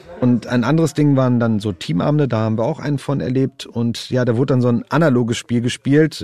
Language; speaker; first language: German; native; German